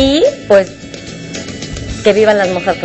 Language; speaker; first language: Spanish; native; Spanish